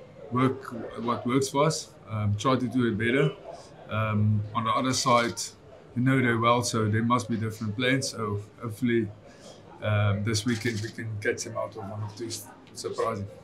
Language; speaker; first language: English; non-native, local second language; Afrikaans